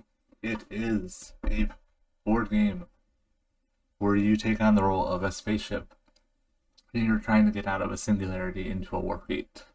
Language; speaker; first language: English; native; English